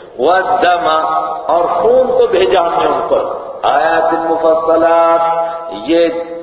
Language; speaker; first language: Urdu; non-native, local second language; Kashmiri